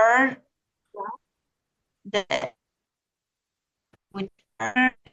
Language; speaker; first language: English; non-native, learner; Spanish